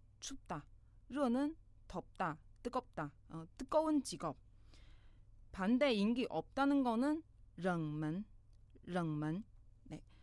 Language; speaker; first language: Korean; non-native, fluent; Chinese